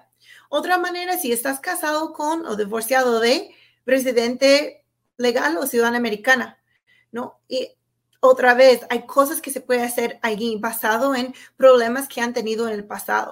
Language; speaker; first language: Spanish; non-native, fluent; English